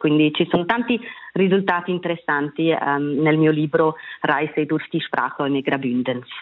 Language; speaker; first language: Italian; non-native, local second language; Swiss German